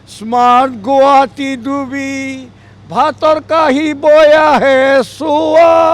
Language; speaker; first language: Assamese; native; Assamese